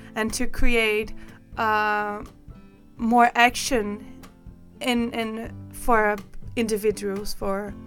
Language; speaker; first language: English; non-native, fluent; Portuguese